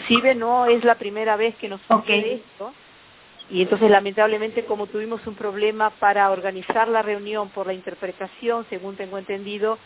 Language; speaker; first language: Spanish; native; Spanish